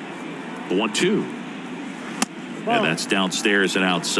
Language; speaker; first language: English; native; English